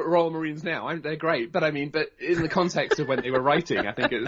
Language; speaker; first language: English; native; English